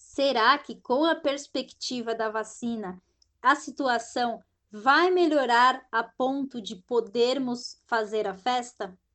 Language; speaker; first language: Portuguese; native; Portuguese